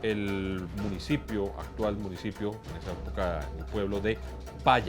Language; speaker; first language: Spanish; native; Spanish